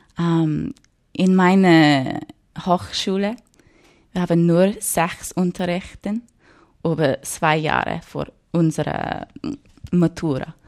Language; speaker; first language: German; non-native, learner; English